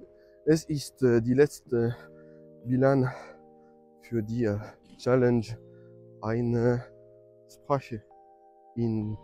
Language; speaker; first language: German; non-native, learner; French